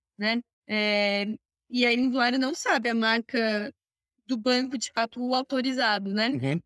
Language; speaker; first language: Portuguese; native; Portuguese